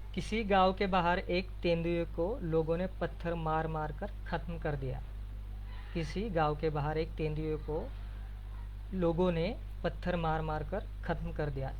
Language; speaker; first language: Hindi; non-native, local second language; Marathi